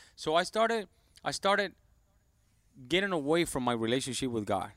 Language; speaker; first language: English; non-native, fluent; Spanish